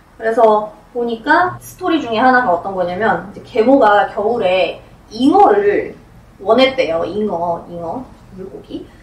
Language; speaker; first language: Korean; non-native, fluent; Russian